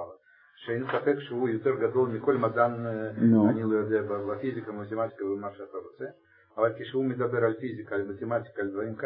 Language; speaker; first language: Hebrew; non-native, fluent; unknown